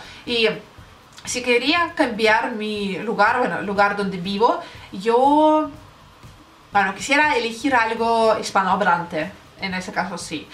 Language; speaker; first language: Spanish; non-native, learner; Russian